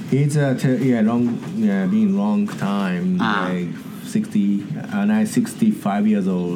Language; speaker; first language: English; non-native, learner; Japanese